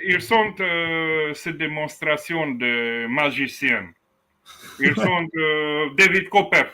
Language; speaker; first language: French; non-native, fluent; Romanian